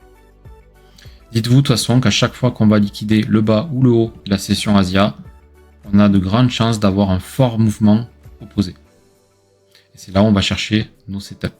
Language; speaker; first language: French; native; French